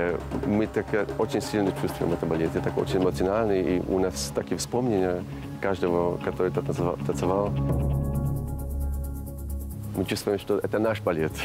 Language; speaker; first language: Russian; non-native, learner; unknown